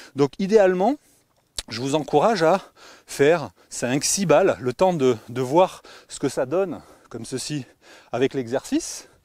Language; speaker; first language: French; native; French